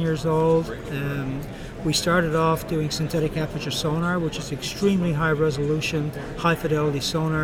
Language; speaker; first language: English; native; English